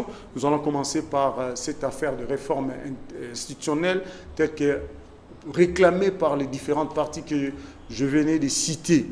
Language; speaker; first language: French; non-native, local second language; Lingala